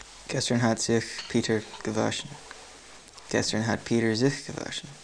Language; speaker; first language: German; non-native, learner; English